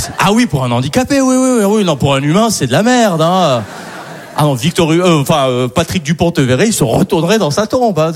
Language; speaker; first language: French; early bilingual, other home language; Arabic